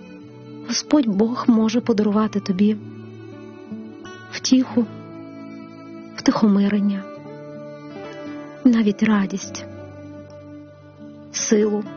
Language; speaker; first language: Ukrainian; native; Ukrainian